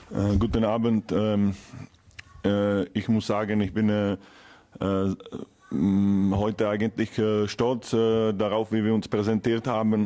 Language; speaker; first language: German; non-native, fluent; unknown